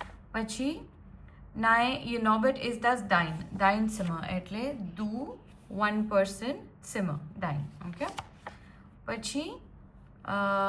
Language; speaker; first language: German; non-native, fluent; Gujarati